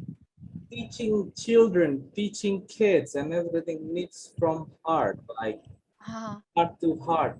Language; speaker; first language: English; non-native, learner; Indonesian